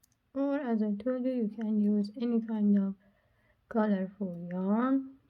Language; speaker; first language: English; non-native, learner; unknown